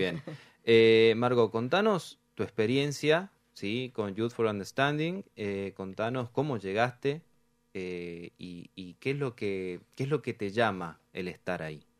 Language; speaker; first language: Spanish; native; Spanish